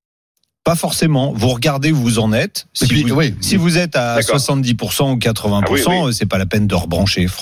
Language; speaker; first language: French; native; French